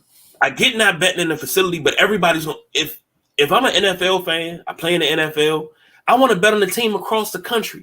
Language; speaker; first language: English; native; English